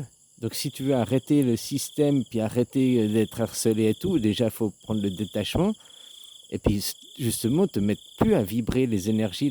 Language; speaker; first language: French; native; French